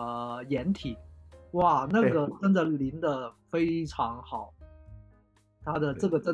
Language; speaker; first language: Chinese; non-native, local second language; Cantonese